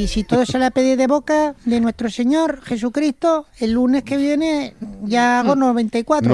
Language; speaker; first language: Spanish; native; Spanish